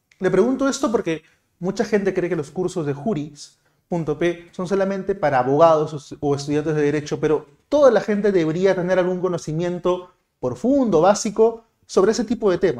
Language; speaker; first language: Spanish; native; Spanish